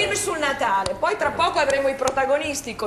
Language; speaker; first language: Italian; native; Italian